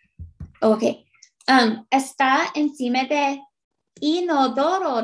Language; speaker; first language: Spanish; non-native, learner; English